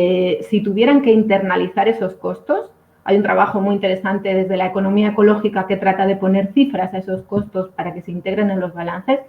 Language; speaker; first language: Spanish; native; Spanish